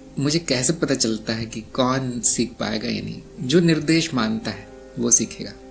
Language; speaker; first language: Hindi; native; Hindi